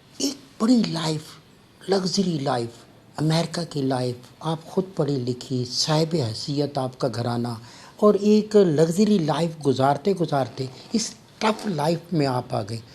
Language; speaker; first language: Urdu; native; Urdu